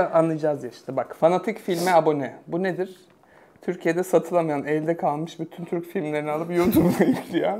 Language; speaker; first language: Turkish; native; Turkish